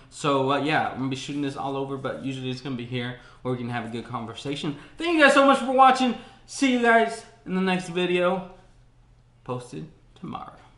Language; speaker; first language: English; native; English